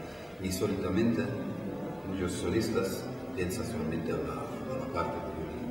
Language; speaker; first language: Spanish; non-native, fluent; Italian